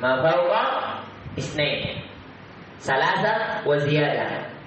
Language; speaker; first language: Arabic; non-native, fluent; Indonesian